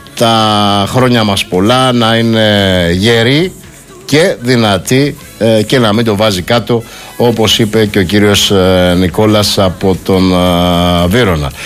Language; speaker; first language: Greek; native; Greek